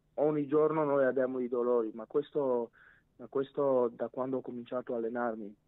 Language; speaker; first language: Italian; non-native, fluent; Armenian